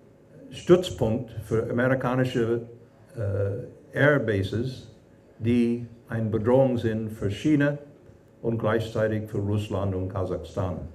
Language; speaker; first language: German; non-native, fluent; English